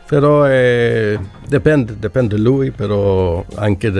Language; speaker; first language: Italian; non-native, learner; Swedish